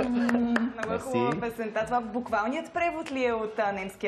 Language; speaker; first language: Bulgarian; native; Bulgarian